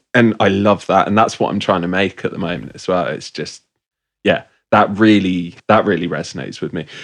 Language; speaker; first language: English; native; English